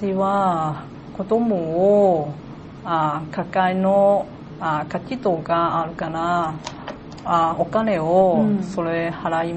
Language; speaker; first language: Japanese; non-native, learner; Cantonese